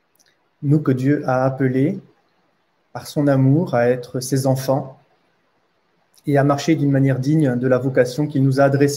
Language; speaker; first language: French; native; French